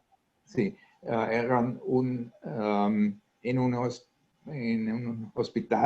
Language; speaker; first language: Spanish; non-native, fluent; Italian